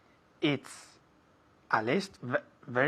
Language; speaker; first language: English; non-native, learner; Spanish